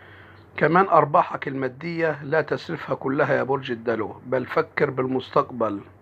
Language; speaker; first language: Arabic; native; Arabic